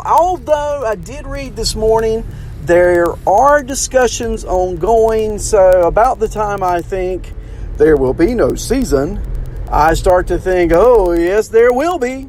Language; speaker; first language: English; native; English